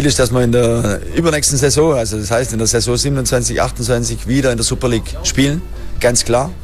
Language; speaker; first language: German; native; German